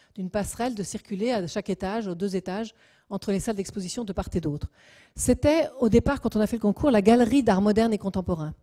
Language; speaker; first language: French; native; French